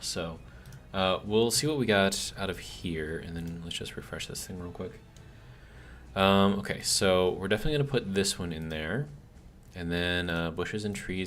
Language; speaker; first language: English; native; English